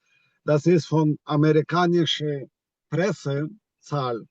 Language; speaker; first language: German; non-native, fluent; Ukrainian